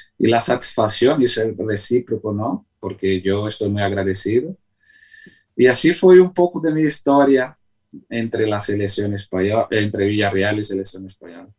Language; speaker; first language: Spanish; non-native, fluent; Portuguese